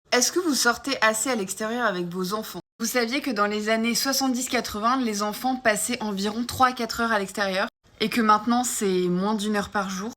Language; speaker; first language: French; native; French